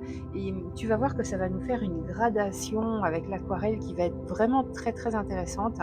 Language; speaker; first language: French; native; French